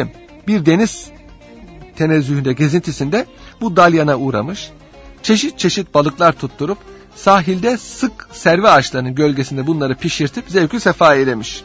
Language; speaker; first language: Turkish; native; Turkish